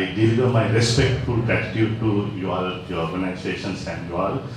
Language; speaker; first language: English; non-native, local second language; Sinhala